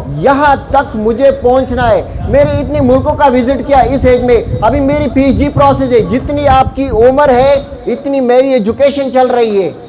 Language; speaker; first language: Urdu; non-native, local second language; Pashto